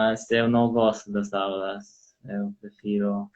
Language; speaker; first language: Portuguese; non-native, learner; Polish